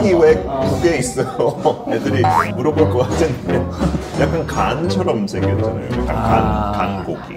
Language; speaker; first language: Korean; non-native, fluent; English